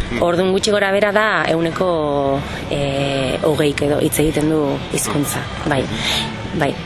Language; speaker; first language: Basque; non-native, local second language; Spanish